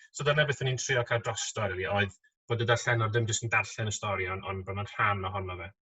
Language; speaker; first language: Welsh; native; Welsh